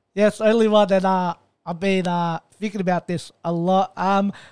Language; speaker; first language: English; native; English